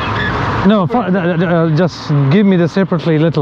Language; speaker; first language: English; non-native, learner; Hindi